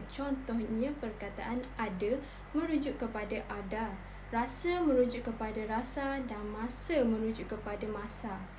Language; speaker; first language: Malay; native; Malay